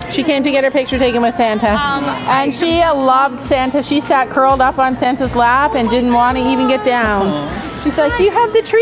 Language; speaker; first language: English; native; English